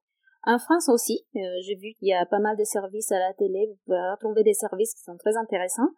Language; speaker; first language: French; non-native, fluent; Italian